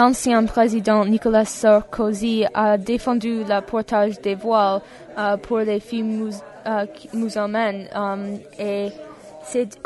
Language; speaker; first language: French; non-native, fluent; English